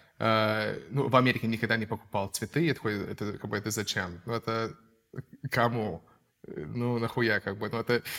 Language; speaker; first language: Russian; non-native, fluent; English